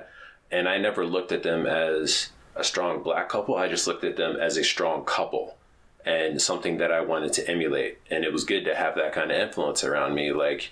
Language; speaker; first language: English; native; English